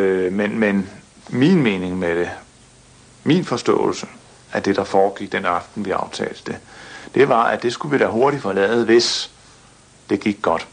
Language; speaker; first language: Danish; native; Danish